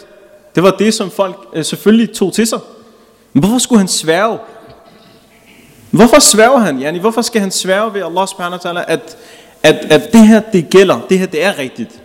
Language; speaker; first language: Danish; early bilingual, other home language; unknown